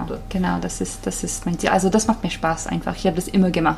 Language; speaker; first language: German; non-native, fluent; Japanese